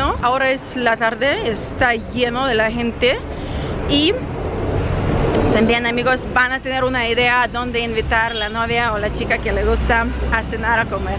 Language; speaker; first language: Spanish; non-native, learner; Russian